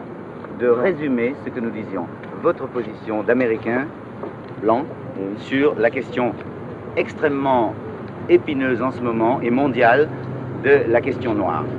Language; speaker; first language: French; native; French